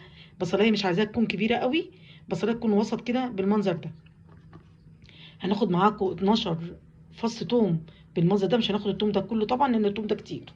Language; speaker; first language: Arabic; native; Arabic